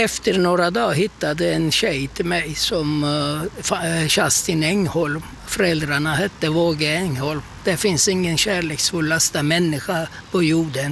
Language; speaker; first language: Swedish; non-native, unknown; Turkish